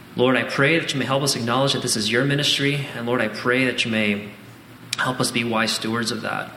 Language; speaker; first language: English; early bilingual, other home language; Spanish